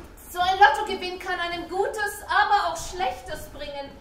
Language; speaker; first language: German; native; German